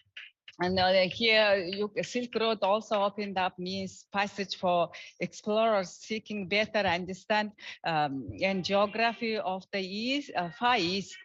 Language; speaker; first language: English; non-native, learner; Mongolian